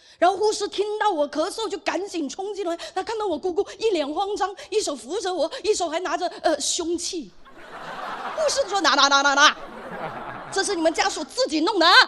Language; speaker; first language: Chinese; non-native, local second language; Hakka Chinese